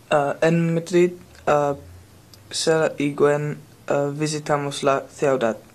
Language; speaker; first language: Spanish; non-native, learner; English